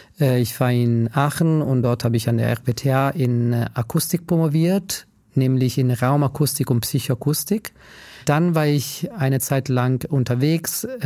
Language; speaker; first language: German; non-native, fluent; Italian